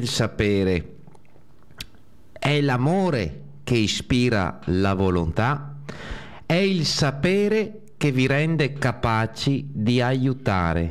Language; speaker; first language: Italian; native; Italian